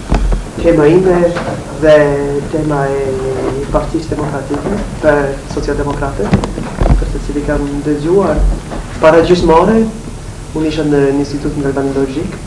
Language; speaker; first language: Albanian; non-native, fluent; English